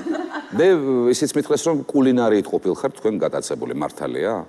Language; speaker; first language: Georgian; native; Georgian